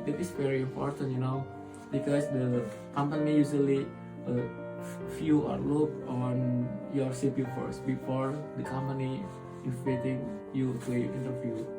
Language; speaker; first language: English; non-native, learner; Indonesian